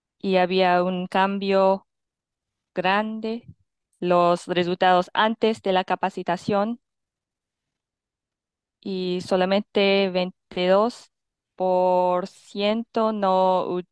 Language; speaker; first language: Spanish; non-native, fluent; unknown